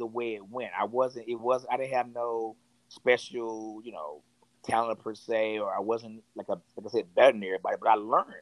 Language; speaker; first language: English; native; English